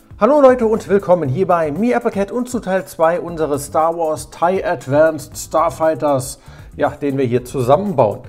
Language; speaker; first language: German; native; German